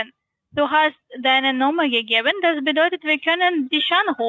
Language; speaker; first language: German; non-native, learner; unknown